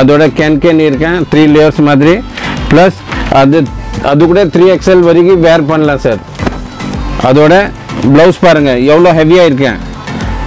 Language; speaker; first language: Tamil; non-native, local second language; Hindi